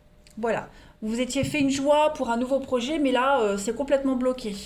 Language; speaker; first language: French; native; French